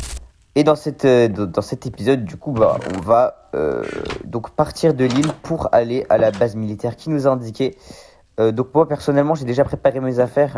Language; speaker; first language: French; native; French